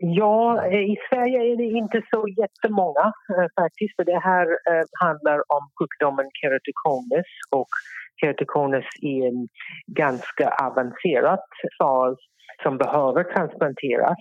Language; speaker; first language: Swedish; non-native, fluent; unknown